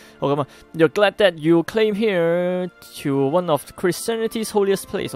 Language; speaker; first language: English; non-native, local second language; Cantonese